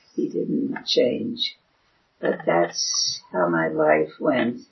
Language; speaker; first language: English; early bilingual, other home language; Chinese